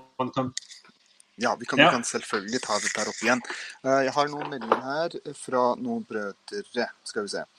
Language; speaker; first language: Norwegian; early bilingual, other home language; Urdu